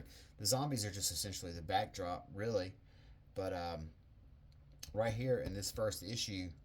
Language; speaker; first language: English; native; English